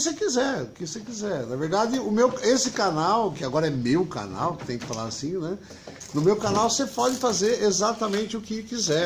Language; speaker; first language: Portuguese; native; Portuguese